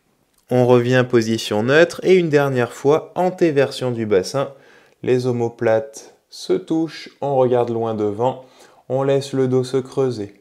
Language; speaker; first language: French; native; French